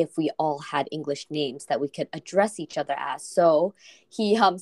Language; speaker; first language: English; non-native, fluent; Korean